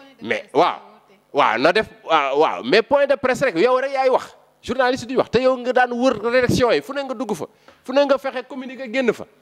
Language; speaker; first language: Wolof; native; Wolof